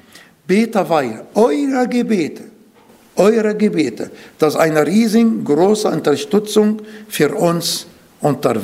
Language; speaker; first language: German; non-native, fluent; Arabic